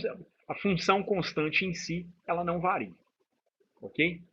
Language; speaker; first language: Portuguese; native; Portuguese